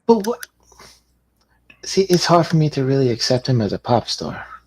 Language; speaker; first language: English; native; English